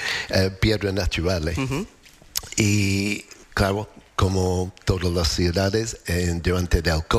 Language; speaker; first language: Spanish; non-native, learner; English